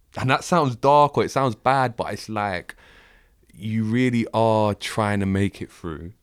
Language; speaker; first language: English; native; English